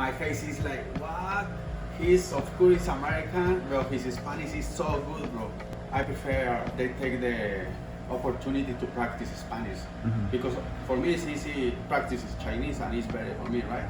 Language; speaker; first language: English; non-native, learner; Spanish